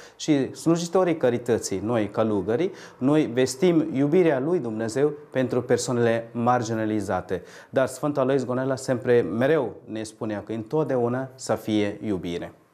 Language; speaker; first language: Romanian; non-native, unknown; Tamil